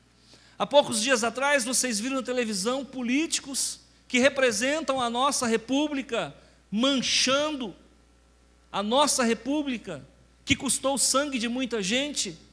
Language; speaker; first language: Portuguese; native; Portuguese